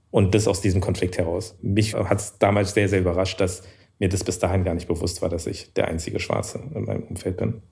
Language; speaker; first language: German; early bilingual, other home language; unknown